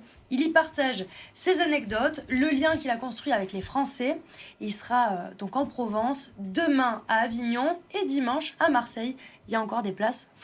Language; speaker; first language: French; native; French